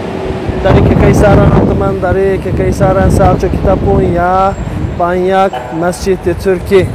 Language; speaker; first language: Indonesian; non-native, learner; Turkish